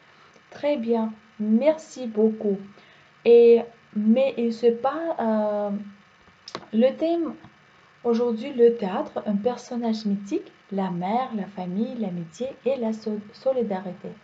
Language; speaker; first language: French; non-native, fluent; Uzbek